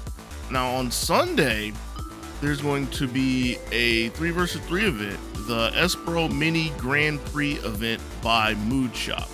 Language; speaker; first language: English; native; English